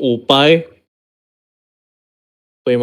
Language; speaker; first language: Chinese; non-native, learner; Indonesian